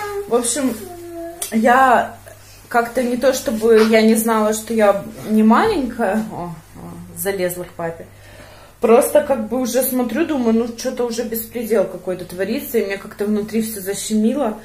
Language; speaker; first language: Russian; native; Russian